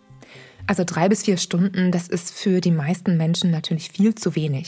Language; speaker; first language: German; native; German